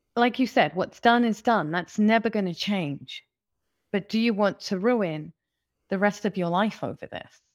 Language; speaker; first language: English; native; English